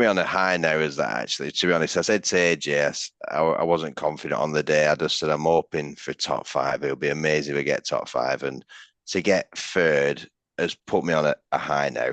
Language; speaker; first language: English; native; English